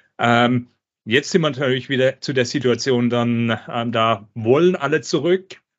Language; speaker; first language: German; native; German